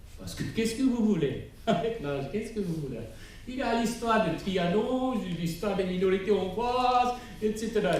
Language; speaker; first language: French; non-native, fluent; Hungarian